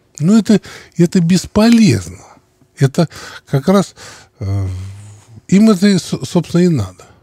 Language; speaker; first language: Russian; native; Russian